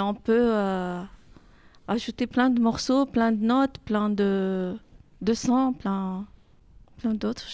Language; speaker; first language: French; non-native, learner; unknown